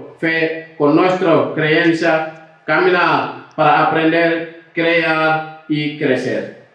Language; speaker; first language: Spanish; non-native, fluent; Wolof